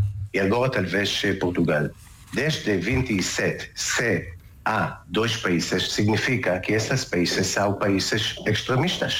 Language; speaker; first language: Portuguese; non-native, learner; Hebrew